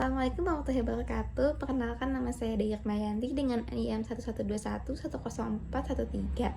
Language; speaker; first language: Indonesian; native; Indonesian